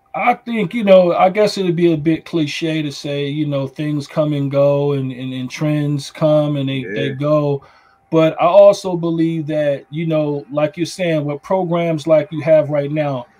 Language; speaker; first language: English; native; English